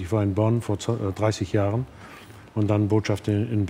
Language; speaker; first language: German; non-native, fluent; English